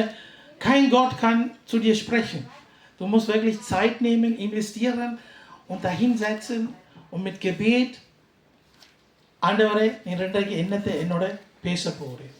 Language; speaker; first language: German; non-native, fluent; Tamil